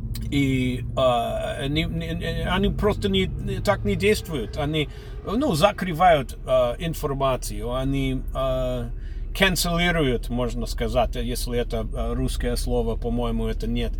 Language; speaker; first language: Russian; non-native, fluent; English